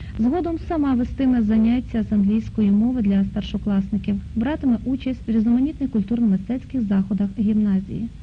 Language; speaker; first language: Ukrainian; native; Ukrainian